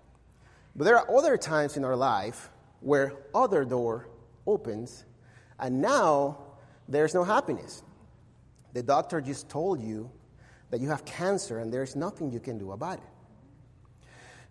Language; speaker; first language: English; non-native, fluent; Spanish